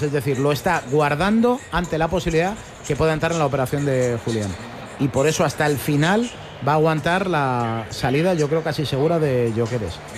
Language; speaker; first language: Spanish; native; Spanish